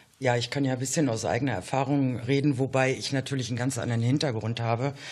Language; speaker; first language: German; native; German